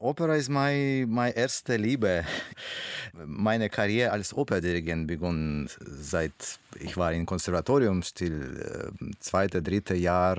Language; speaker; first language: German; non-native, learner; Russian